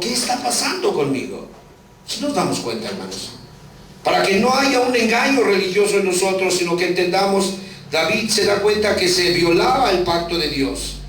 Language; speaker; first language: Spanish; native; Spanish